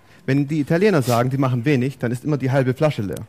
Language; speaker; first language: German; native; German